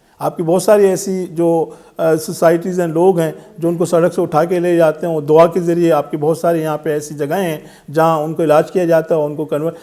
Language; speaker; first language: Urdu; non-native, local second language; Sindhi